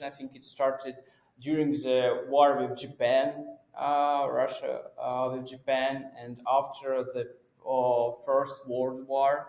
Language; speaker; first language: English; non-native, fluent; Russian